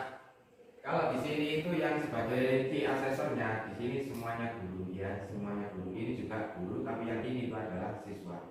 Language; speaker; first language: Indonesian; native; Indonesian